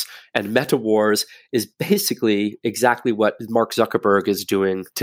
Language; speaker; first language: English; native; English